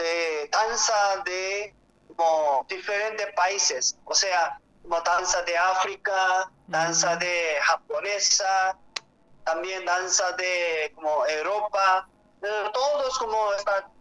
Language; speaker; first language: Spanish; non-native, learner; Korean